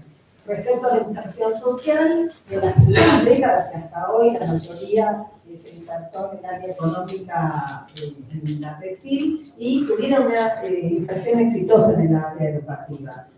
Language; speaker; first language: Spanish; native; Spanish